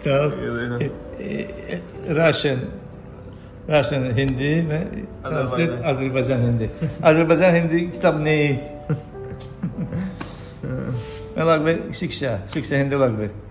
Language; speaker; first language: Hindi; non-native, learner; Azerbaijani